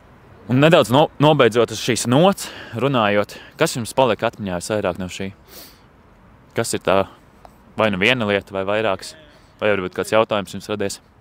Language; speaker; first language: Latvian; native; Latvian